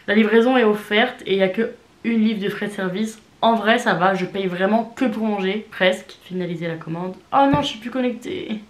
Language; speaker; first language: French; native; French